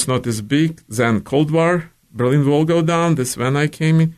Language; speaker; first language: English; non-native, fluent; Ukrainian